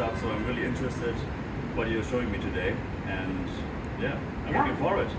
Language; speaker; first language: English; non-native, fluent; German